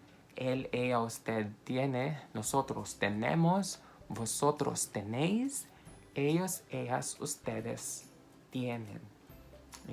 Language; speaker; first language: Spanish; non-native, fluent; Filipino